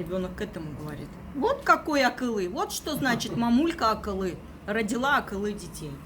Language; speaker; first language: Russian; native; Russian